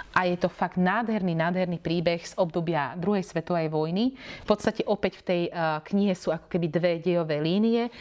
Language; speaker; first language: Slovak; native; Slovak